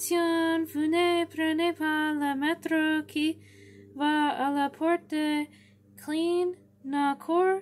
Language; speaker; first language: French; non-native, learner; English